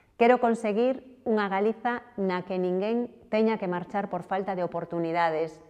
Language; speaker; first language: Galician; native; Galician